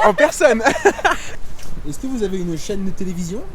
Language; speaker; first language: French; native; French